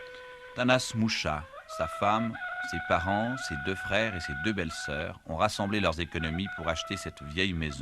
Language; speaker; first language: French; native; French